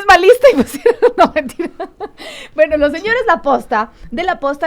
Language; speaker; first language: Spanish; native; Spanish